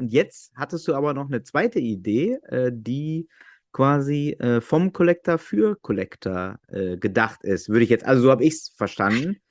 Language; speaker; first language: German; native; German